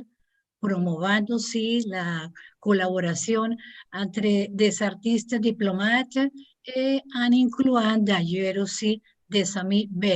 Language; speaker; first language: French; non-native, learner; Spanish